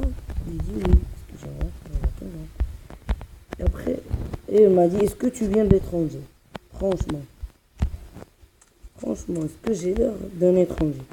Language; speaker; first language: French; non-native, local second language; Arabic